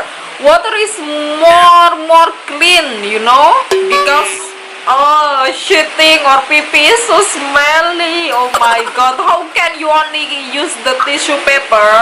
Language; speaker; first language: English; non-native, learner; Indonesian